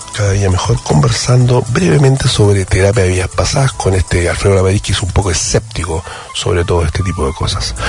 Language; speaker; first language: Spanish; native; Spanish